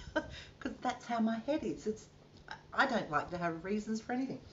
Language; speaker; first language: English; native; English